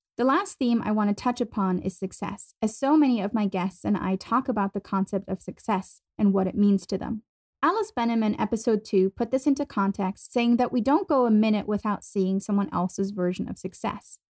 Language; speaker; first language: English; non-native, fluent; German